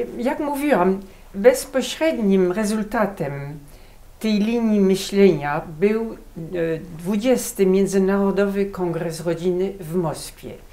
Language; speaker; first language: Polish; early bilingual, heritage; Polish